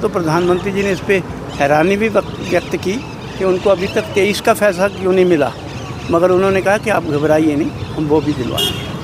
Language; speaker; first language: Hindi; non-native, local second language; Punjabi